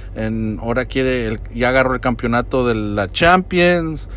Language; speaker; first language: Spanish; early bilingual, heritage; Spanish